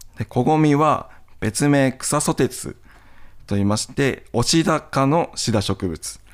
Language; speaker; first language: Japanese; native; Japanese